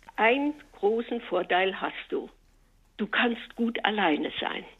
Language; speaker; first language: German; native; German